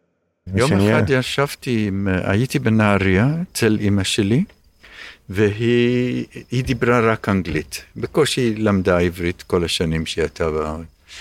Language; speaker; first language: Hebrew; early bilingual, other home language; English